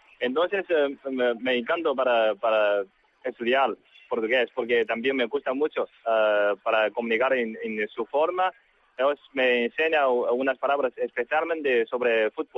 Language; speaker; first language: Spanish; non-native, learner; Chinese